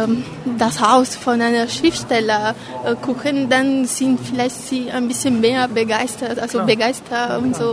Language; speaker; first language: German; non-native, fluent; Italian